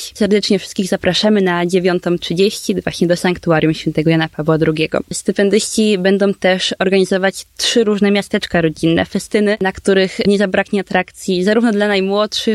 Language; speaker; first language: Polish; native; Polish